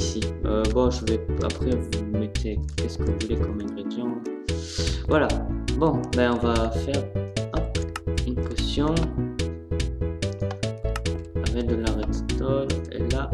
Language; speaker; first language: French; native; French